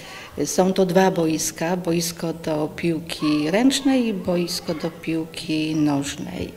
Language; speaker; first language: Polish; native; Polish